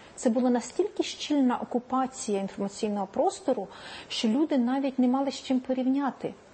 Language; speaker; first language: Ukrainian; native; Ukrainian